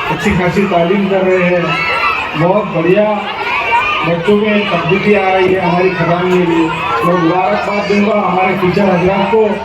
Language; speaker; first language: Hindi; non-native, local second language; Urdu